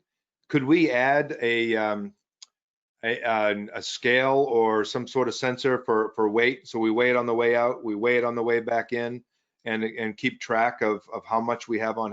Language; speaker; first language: English; native; English